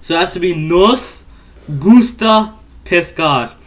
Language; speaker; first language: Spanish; non-native, learner; English